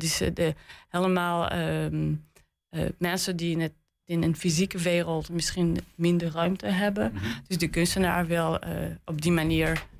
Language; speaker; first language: Dutch; non-native, learner; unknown